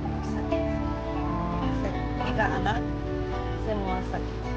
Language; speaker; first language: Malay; non-native, fluent; Turkish